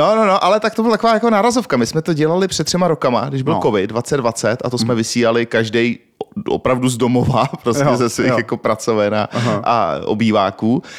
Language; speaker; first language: Czech; native; Czech